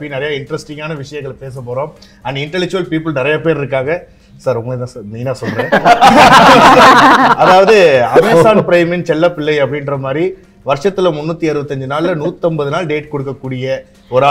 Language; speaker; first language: Tamil; native; Tamil